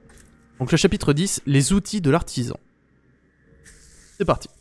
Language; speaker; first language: French; native; French